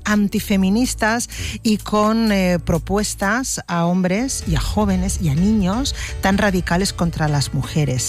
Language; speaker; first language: Spanish; native; Spanish